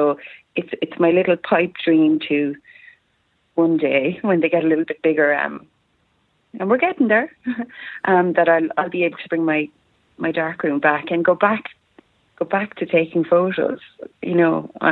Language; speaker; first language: English; native; English